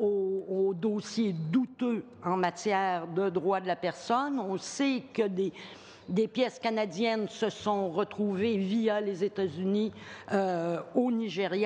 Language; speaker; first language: French; native; French